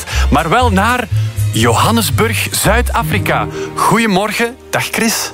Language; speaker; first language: Dutch; native; Dutch